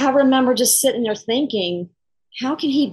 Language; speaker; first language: English; native; English